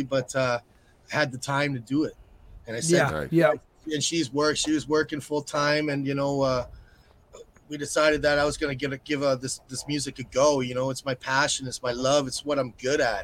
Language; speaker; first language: English; native; English